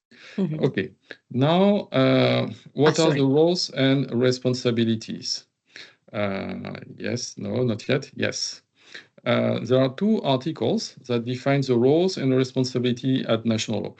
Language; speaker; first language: English; non-native, fluent; French